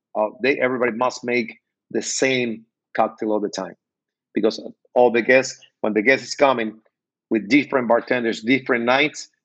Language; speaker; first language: English; non-native, learner; Spanish